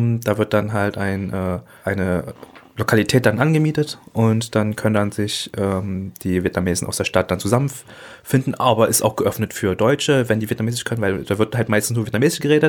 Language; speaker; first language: German; early bilingual, other home language; Vietnamese